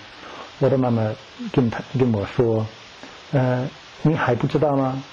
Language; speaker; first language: Chinese; non-native, fluent; English